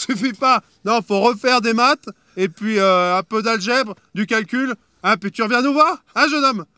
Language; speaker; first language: French; native; French